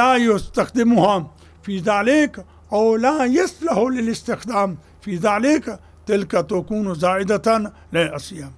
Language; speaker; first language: Arabic; non-native, fluent; Urdu